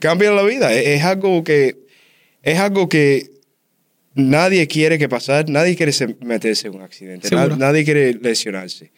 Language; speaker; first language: Spanish; early bilingual, heritage; Spanish